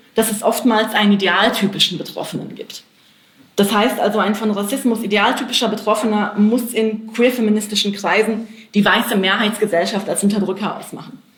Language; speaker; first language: German; native; German